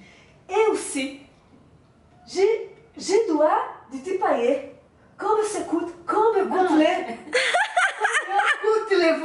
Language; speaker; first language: French; non-native, learner; Portuguese